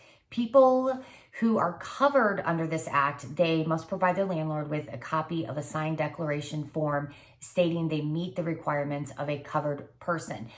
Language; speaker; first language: English; native; English